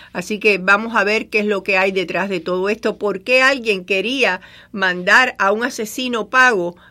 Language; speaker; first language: Spanish; native; Spanish